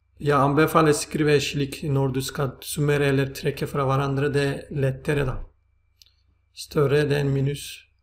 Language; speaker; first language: Swedish; non-native, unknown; Turkish